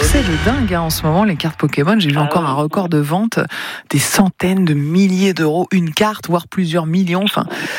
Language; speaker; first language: French; native; French